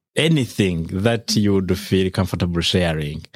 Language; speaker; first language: English; non-native, local second language; Kinyarwanda